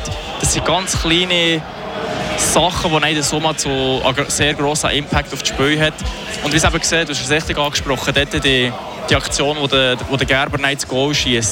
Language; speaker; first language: German; native; German